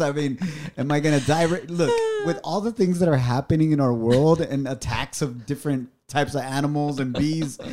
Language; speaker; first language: English; early bilingual, other home language; Spanish